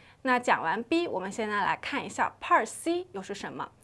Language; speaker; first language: Chinese; native; Chinese